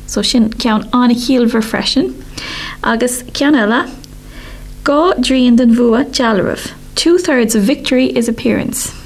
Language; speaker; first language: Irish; non-native, local second language; English